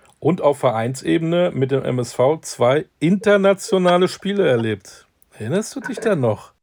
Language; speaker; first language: German; native; German